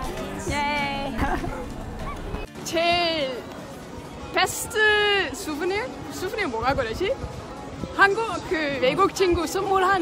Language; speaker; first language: Korean; non-native, fluent; Dutch